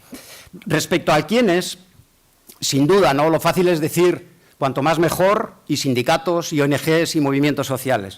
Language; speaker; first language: Spanish; native; Spanish